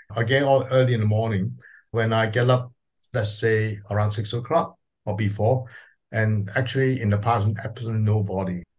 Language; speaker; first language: English; non-native, local second language; Cantonese